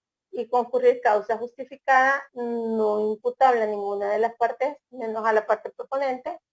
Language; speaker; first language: Spanish; native; Spanish